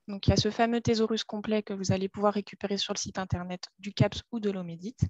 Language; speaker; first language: French; native; French